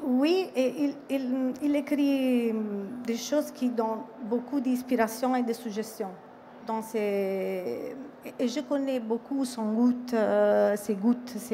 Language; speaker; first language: French; non-native, fluent; Italian